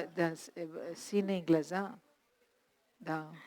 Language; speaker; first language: Russian; non-native, learner; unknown